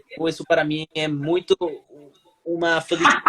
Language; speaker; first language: Portuguese; non-native, learner; Spanish